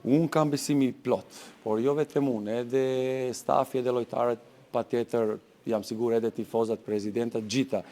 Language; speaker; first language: Albanian; non-native, learner; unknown